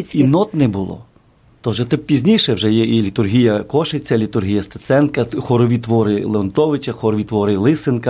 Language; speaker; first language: Ukrainian; native; Ukrainian